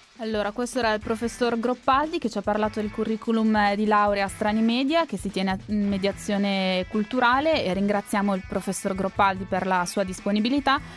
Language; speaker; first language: Italian; native; Italian